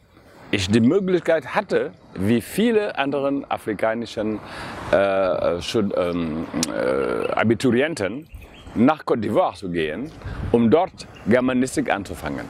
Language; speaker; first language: German; non-native, fluent; Wolof